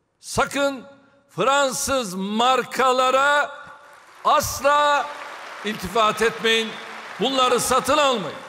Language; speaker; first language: Turkish; native; Turkish